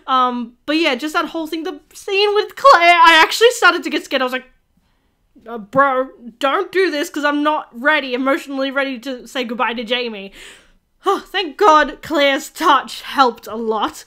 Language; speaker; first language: English; native; English